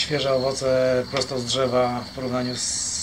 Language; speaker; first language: Polish; native; Polish